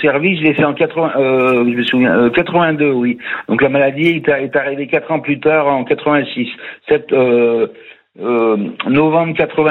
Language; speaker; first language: French; native; French